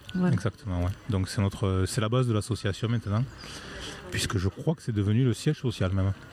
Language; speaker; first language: French; native; French